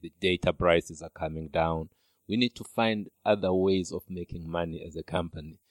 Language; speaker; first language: English; non-native, local second language; Xhosa